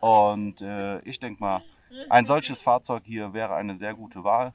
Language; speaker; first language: German; native; German